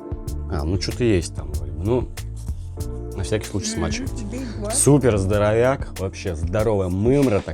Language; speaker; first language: Russian; native; Russian